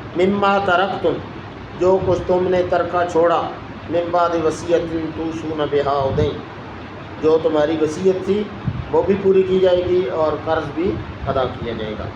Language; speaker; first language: Urdu; non-native, local second language; Punjabi